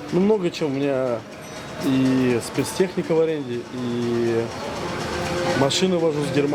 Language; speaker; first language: Russian; native; Russian